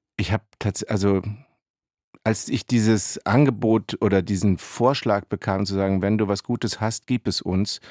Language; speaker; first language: German; native; German